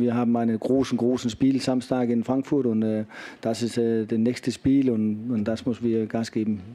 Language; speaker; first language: German; non-native, fluent; Danish